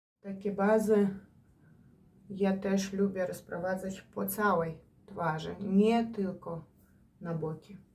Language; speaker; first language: Polish; non-native, fluent; Ukrainian